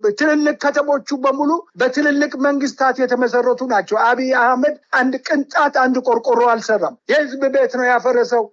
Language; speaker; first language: Amharic; native; Amharic